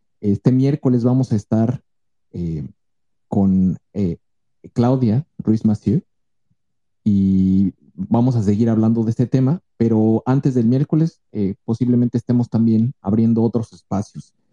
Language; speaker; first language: Spanish; native; Spanish